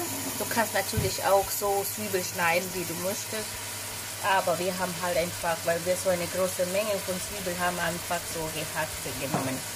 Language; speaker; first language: German; non-native, fluent; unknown